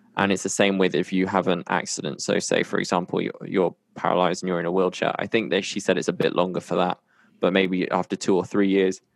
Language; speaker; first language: English; native; English